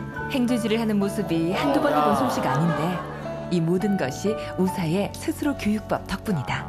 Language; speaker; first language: Korean; native; Korean